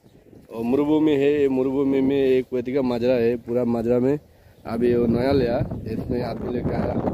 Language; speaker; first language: Hindi; non-native, learner; Bangla